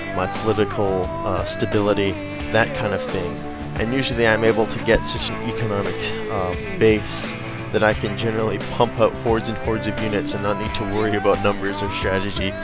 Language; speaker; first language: English; native; English